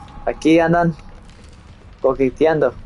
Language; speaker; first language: Spanish; non-native, learner; English